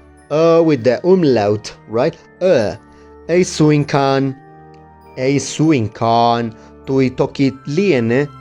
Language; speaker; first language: Finnish; non-native, learner; Spanish